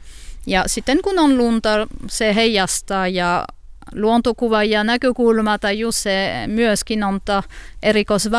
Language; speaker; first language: Finnish; non-native, learner; French